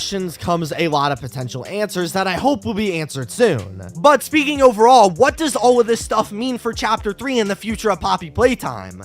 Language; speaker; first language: English; native; English